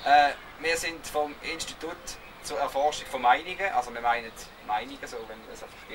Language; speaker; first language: German; native; German